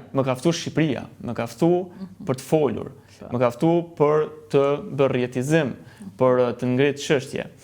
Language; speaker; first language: Albanian; early bilingual, heritage; Albanian